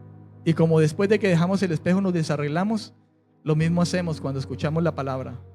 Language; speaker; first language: Spanish; native; Spanish